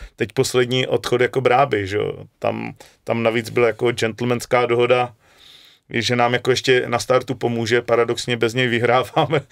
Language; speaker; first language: Czech; native; Czech